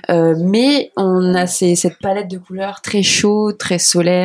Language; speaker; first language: French; native; French